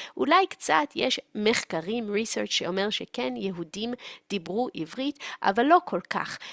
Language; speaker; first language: Hebrew; native; Hebrew